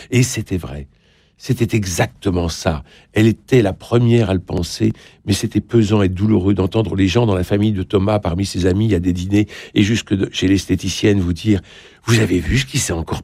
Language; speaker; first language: French; native; French